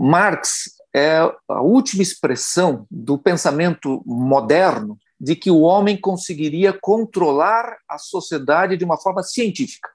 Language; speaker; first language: Portuguese; native; Portuguese